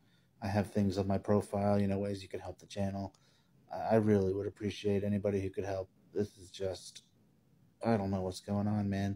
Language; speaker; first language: English; native; English